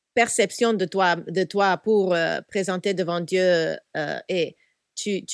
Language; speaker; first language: French; non-native, fluent; Korean